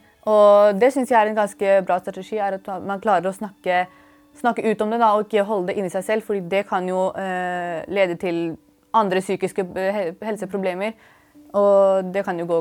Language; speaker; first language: Norwegian; early bilingual, other home language; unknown